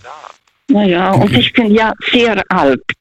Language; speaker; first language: German; non-native, fluent; Russian